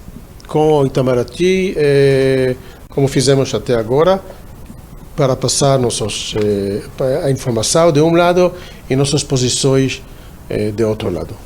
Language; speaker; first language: Portuguese; non-native, fluent; Hebrew